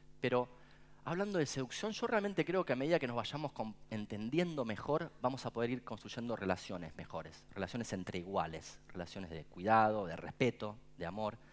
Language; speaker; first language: Spanish; native; Spanish